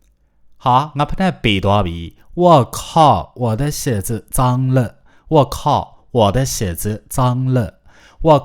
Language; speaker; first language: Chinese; non-native, fluent; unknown